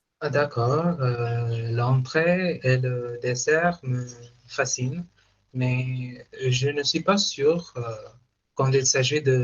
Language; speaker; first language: French; non-native, fluent; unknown